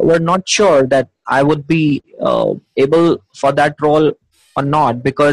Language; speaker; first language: English; non-native, local second language; Hindi